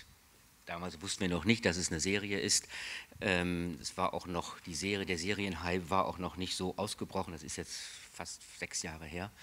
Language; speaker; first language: German; native; German